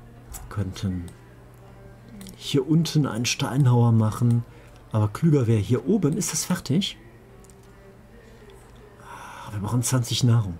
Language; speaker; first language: German; native; German